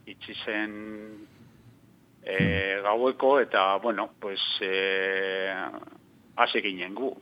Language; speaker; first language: Basque; non-native, local second language; Spanish